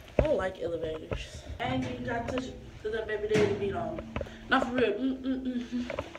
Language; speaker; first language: English; native; English